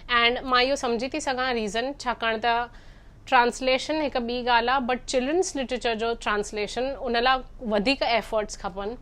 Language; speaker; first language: Sindhi; early bilingual, heritage; Sindhi